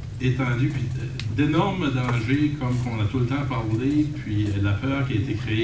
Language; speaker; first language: French; native; French